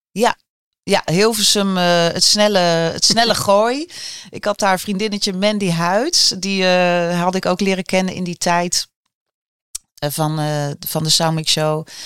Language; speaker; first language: Dutch; native; Dutch